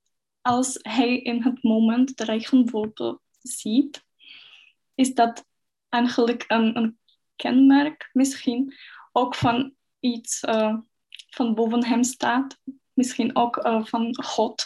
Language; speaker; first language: Dutch; non-native, fluent; Czech